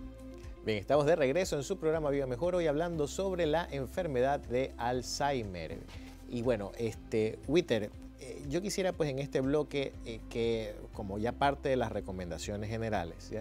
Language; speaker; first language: Spanish; native; Spanish